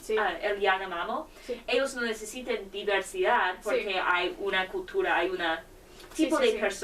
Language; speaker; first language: Spanish; non-native, learner; English